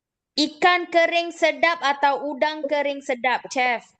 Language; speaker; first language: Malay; non-native, local second language; Tamil